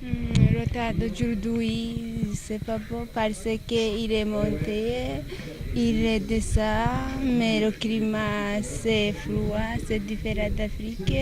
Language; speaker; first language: French; non-native, local second language; Rundi